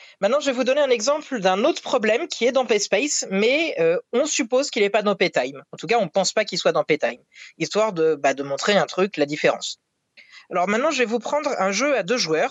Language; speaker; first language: French; native; French